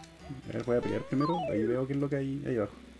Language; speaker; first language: Spanish; native; Spanish